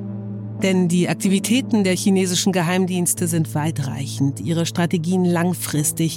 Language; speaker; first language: German; native; German